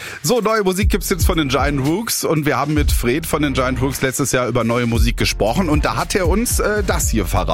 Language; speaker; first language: German; native; German